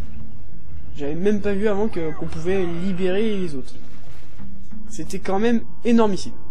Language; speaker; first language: French; native; French